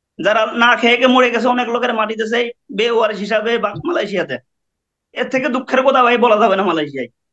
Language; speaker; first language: Bangla; native; Bangla